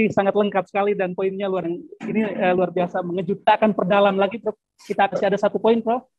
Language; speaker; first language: Malay; native; Malay